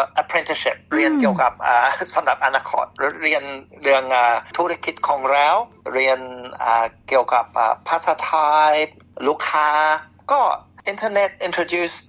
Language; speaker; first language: Thai; non-native, fluent; English